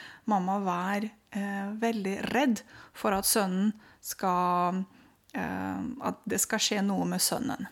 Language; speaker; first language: Norwegian; non-native, fluent; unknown